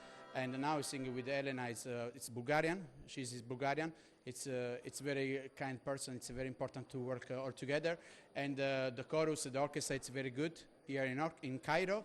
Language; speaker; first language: English; non-native, learner; Italian